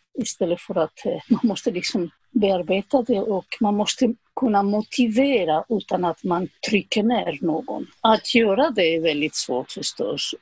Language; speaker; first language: Swedish; non-native, fluent; Spanish